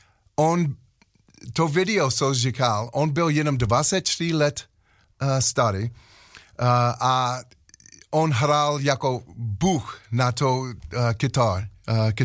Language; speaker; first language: Czech; non-native, learner; English